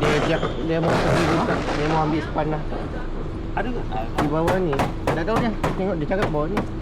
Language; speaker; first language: Malay; native; Malay